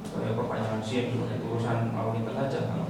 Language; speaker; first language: Indonesian; native; Indonesian